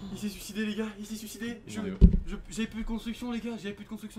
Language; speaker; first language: French; native; French